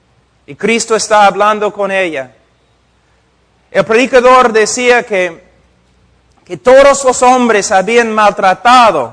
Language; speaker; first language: Spanish; non-native, fluent; English